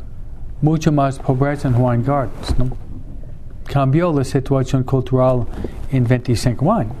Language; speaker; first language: Spanish; non-native, fluent; English